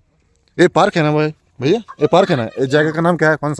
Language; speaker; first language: Hindi; non-native, learner; Bangla